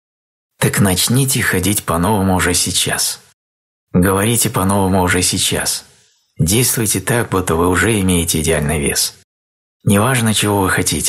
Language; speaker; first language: Russian; native; Russian